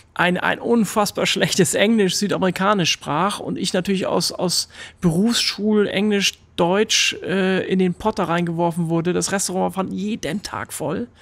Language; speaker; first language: German; native; German